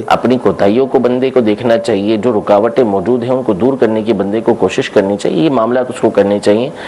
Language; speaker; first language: Urdu; native; Urdu